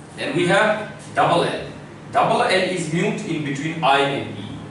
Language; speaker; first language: English; non-native, local second language; Hindi